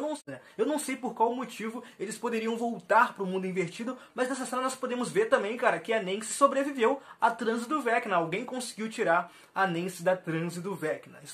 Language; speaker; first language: Portuguese; native; Portuguese